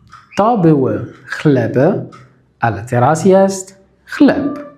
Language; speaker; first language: Polish; non-native, fluent; Arabic